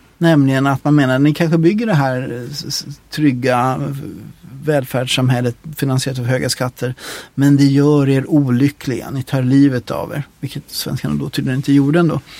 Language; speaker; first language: Swedish; native; Swedish